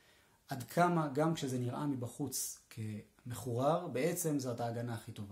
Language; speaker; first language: Hebrew; native; Hebrew